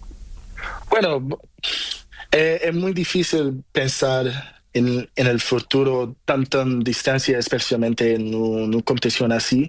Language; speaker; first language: Spanish; non-native, learner; Portuguese